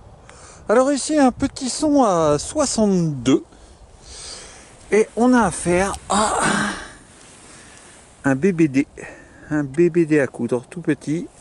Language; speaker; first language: French; native; French